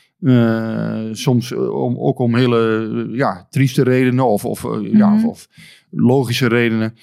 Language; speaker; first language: Dutch; native; Dutch